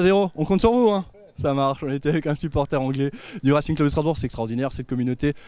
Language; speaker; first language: French; native; French